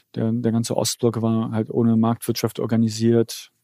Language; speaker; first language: German; early bilingual, other home language; Polish